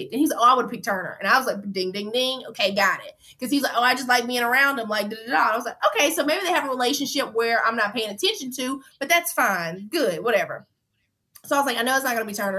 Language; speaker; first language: English; native; English